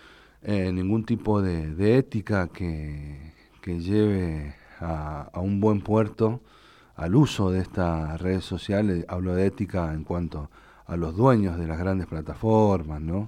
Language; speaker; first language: Spanish; native; Spanish